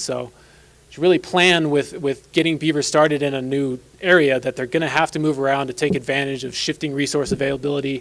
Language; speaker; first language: English; native; English